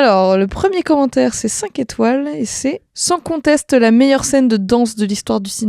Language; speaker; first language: French; native; French